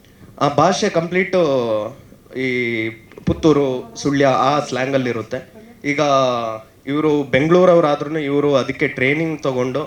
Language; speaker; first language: Kannada; native; Kannada